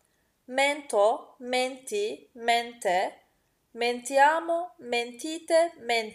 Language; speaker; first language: Italian; non-native, fluent; Turkish